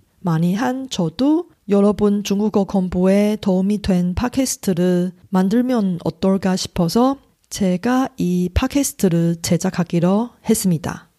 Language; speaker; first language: Korean; non-native, fluent; Chinese